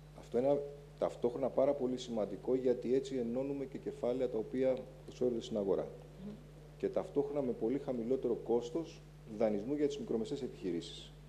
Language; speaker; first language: Greek; native; Greek